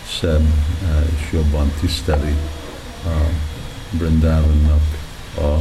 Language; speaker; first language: Hungarian; early bilingual, heritage; Hungarian